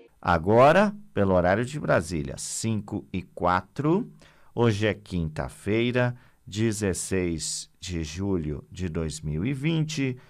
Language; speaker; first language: Portuguese; native; Portuguese